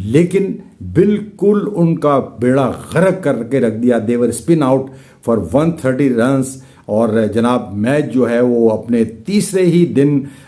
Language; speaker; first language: Urdu; native; Urdu